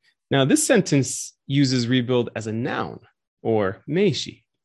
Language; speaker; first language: English; native; English